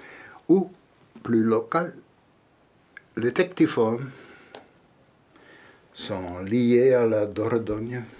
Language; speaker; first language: French; non-native, fluent; German